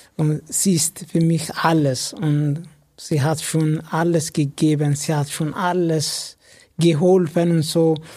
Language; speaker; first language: German; non-native, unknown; Amharic